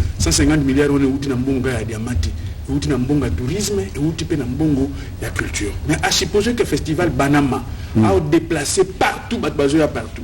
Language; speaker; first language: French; non-native, local second language; Lingala